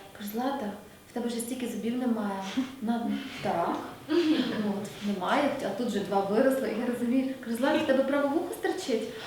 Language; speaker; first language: Ukrainian; native; Ukrainian